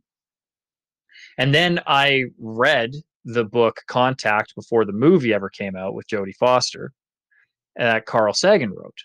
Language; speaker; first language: English; native; English